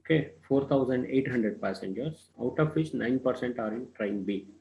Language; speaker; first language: English; non-native, local second language; Kannada